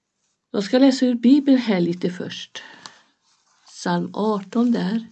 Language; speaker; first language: Swedish; native; Swedish